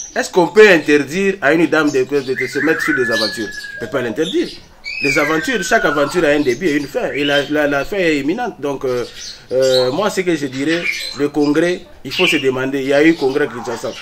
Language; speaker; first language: French; non-native, local second language; Swahili